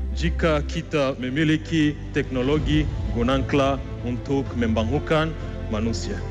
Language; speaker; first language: Malay; non-native, fluent; Rundi